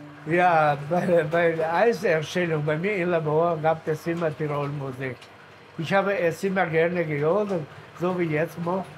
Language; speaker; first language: German; non-native, fluent; Italian